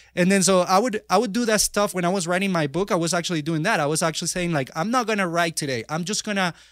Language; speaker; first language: English; non-native, fluent; Spanish